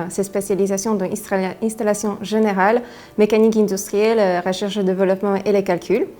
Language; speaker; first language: French; non-native, fluent; Polish